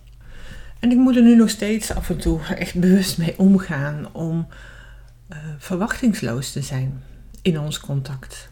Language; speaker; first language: Dutch; native; Dutch